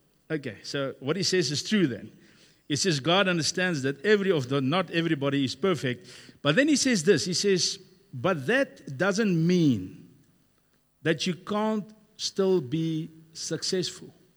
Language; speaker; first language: English; non-native, local second language; Afrikaans